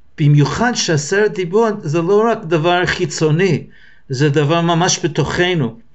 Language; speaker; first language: Hebrew; non-native, fluent; English